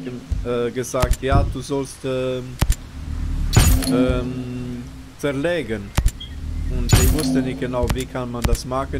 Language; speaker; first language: German; non-native, fluent; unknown